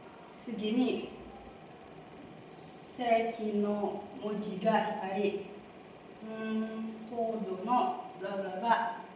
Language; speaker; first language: Japanese; non-native, learner; Indonesian